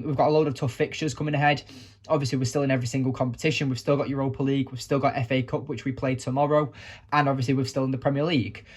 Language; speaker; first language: English; native; English